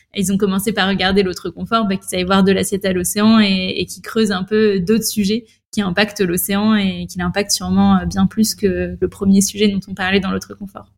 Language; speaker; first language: French; native; French